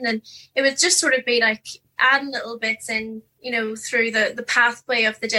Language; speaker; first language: English; native; English